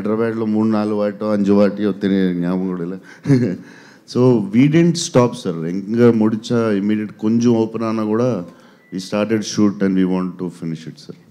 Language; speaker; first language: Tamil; non-native, learner; Telugu